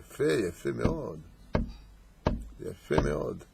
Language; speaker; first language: Hebrew; non-native, fluent; French